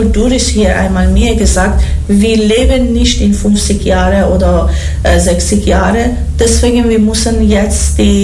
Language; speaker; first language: German; non-native, learner; Persian